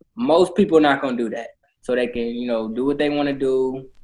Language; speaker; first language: English; native; English